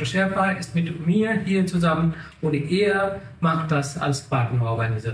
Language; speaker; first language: German; non-native, learner; Nepali